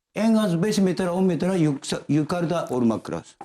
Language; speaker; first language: Turkish; non-native, learner; Japanese